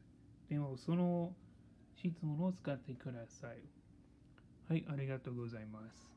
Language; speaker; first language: Japanese; non-native, learner; English